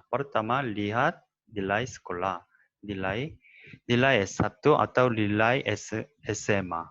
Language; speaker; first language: Indonesian; non-native, learner; Korean